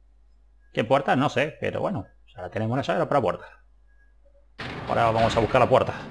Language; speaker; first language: Spanish; native; Spanish